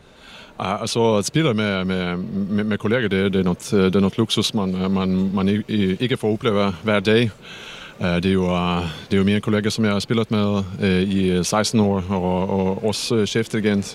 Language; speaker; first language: Danish; non-native, fluent; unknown